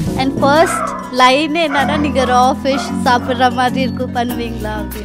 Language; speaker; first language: Tamil; early bilingual, heritage; Tamil